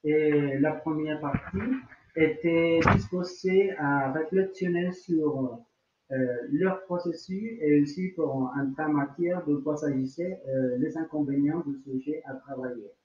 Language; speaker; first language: French; non-native, learner; Spanish